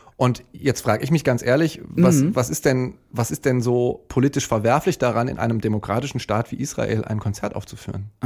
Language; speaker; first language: German; native; German